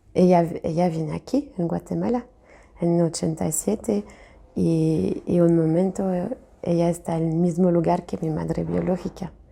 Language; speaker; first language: Spanish; non-native, fluent; French